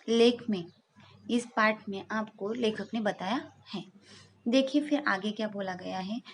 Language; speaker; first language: Hindi; non-native, local second language; Marathi